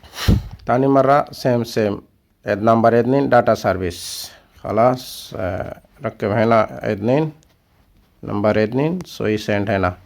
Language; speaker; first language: Arabic; non-native, learner; Bangla